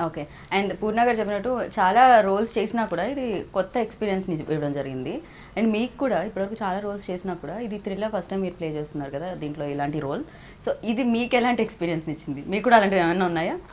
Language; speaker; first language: Telugu; native; Telugu